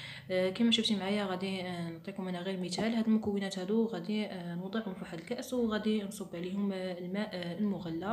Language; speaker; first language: Arabic; native; Arabic